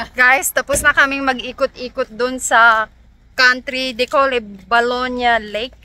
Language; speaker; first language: Filipino; native; Filipino